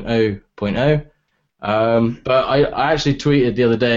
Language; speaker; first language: English; native; English